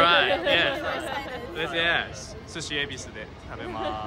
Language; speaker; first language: English; non-native, learner; Japanese